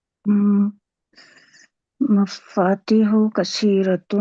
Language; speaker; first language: Arabic; non-native, learner; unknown